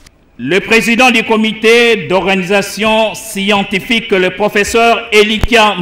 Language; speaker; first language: French; non-native, local second language; Lingala